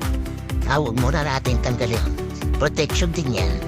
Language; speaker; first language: Filipino; native; Filipino